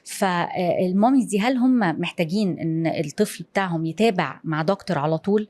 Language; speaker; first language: Arabic; native; Arabic